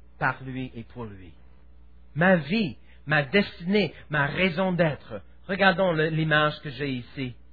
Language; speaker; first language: French; native; French